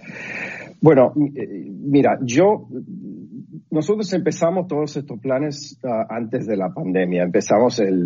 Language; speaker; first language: Spanish; non-native, fluent; English